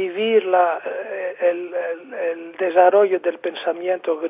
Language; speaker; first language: Spanish; non-native, fluent; Greek